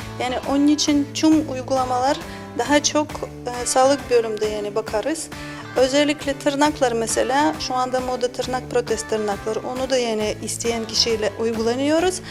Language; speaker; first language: Turkish; non-native, learner; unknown